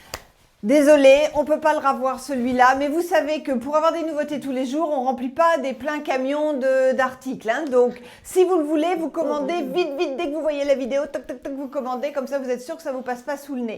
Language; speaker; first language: French; native; French